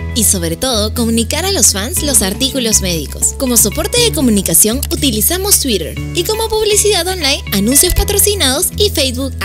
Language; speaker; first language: Spanish; non-native, fluent; German